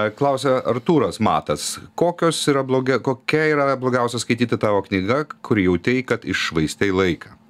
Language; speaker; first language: Lithuanian; native; Lithuanian